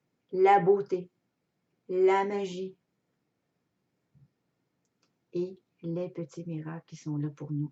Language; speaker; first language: French; native; French